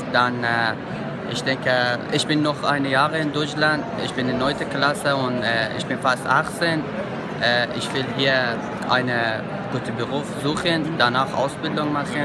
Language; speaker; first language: German; non-native, learner; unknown